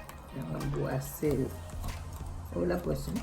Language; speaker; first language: French; non-native, learner; Haitian Creole